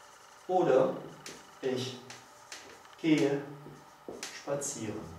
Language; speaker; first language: German; non-native, learner; Polish